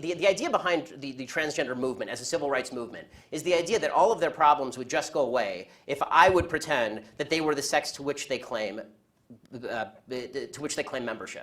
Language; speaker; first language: English; native; English